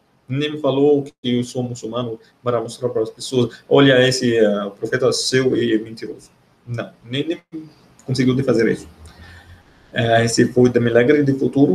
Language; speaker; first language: Portuguese; non-native, fluent; Arabic